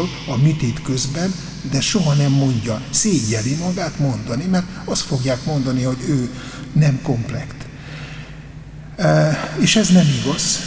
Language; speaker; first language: Hungarian; non-native, fluent; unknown